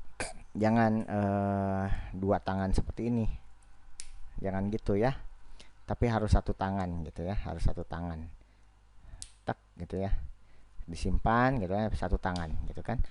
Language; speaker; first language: Indonesian; native; Indonesian